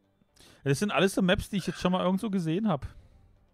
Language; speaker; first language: German; native; German